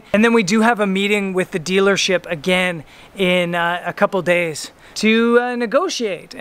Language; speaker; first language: English; native; English